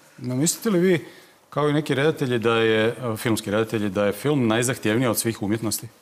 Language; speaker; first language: Croatian; native; Croatian